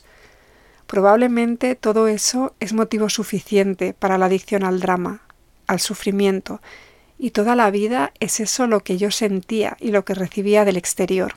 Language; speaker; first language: Spanish; native; Spanish